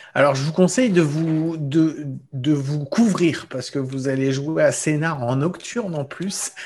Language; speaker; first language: French; native; French